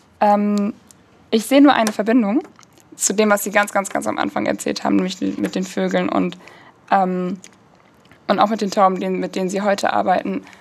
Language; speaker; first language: German; early bilingual, other home language; Turkish